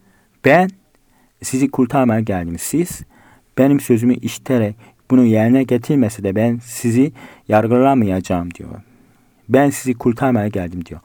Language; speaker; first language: Turkish; non-native, fluent; Korean